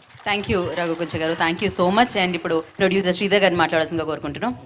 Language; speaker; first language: Telugu; native; Telugu